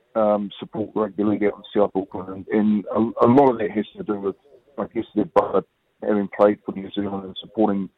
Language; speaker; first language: English; native; English